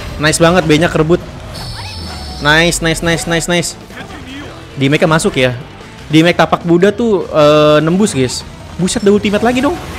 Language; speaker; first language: Indonesian; native; Indonesian